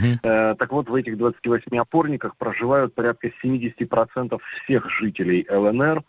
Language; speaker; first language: Russian; native; Russian